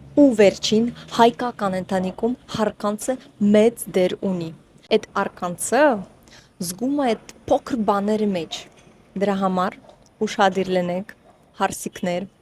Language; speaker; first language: Armenian; non-native, learner; Russian